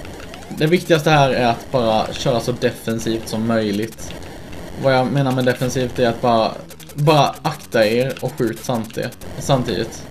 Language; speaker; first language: Swedish; native; Swedish